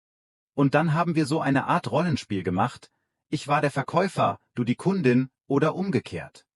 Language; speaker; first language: German; non-native, fluent; Vietnamese